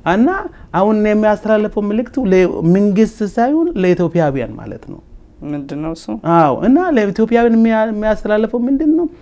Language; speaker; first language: Amharic; non-native, local second language; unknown